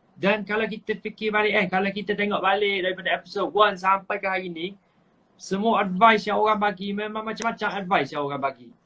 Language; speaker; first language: Malay; native; Malay